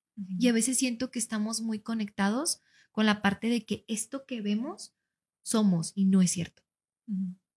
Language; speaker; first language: Spanish; native; Spanish